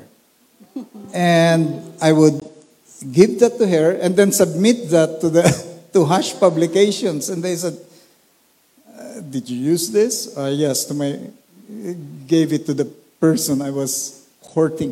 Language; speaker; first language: English; non-native, local second language; Filipino